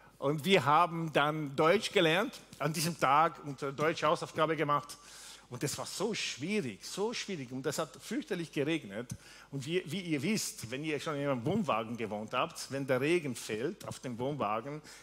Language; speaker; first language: German; non-native, fluent; Italian